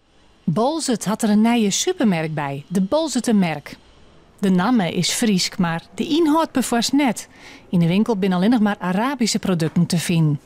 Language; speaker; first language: Dutch; non-native, local second language; Western Frisian